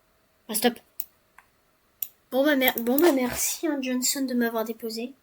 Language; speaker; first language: French; native; French